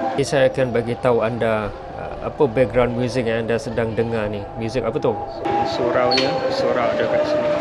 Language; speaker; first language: Malay; non-native, fluent; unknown